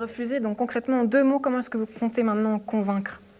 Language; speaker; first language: French; native; French